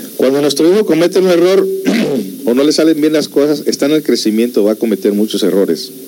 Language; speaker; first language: Spanish; early bilingual, heritage; Spanish